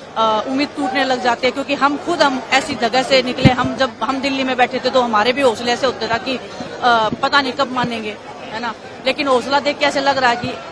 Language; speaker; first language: Hindi; native; Hindi